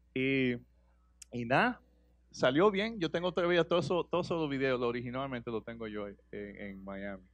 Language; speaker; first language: Spanish; early bilingual, heritage; Spanish